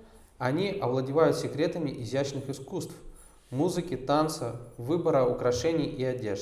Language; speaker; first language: Russian; native; Russian